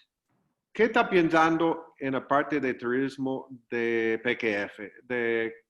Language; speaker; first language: Spanish; non-native, fluent; English